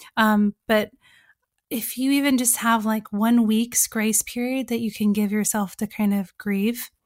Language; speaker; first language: English; native; English